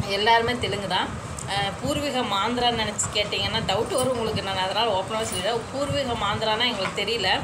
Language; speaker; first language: Tamil; non-native, local second language; Telugu